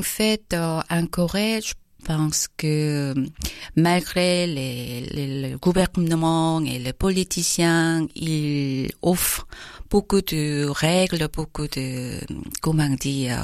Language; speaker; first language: French; non-native, learner; Korean